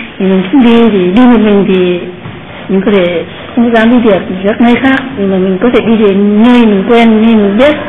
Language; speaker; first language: Vietnamese; non-native, learner; Lao